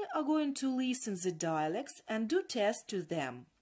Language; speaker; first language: English; non-native, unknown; Ukrainian